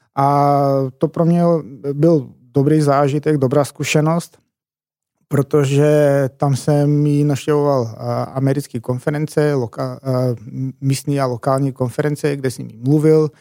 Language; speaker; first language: Czech; non-native, fluent; Macedonian